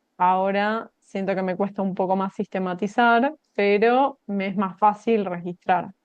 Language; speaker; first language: Spanish; native; Spanish